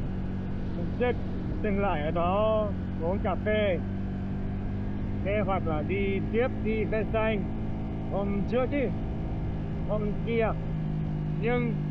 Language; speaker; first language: Vietnamese; non-native, fluent; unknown